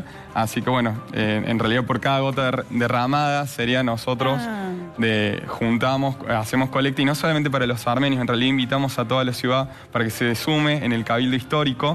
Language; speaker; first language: Spanish; native; Spanish